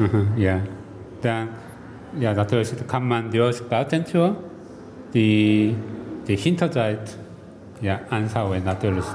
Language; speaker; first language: German; non-native, learner; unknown